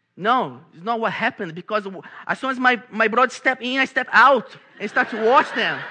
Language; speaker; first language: English; non-native, fluent; Portuguese